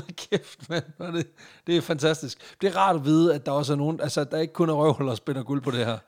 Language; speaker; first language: Danish; native; Danish